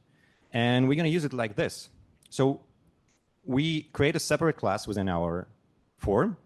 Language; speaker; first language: English; non-native, fluent; Russian